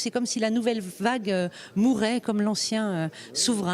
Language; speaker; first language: French; native; French